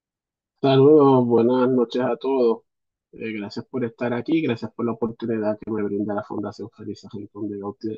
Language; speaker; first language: Spanish; native; Spanish